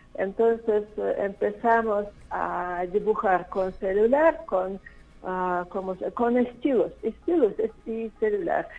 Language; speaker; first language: Spanish; non-native, fluent; Russian